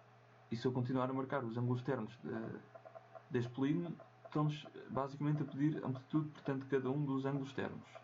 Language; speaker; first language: Portuguese; native; Portuguese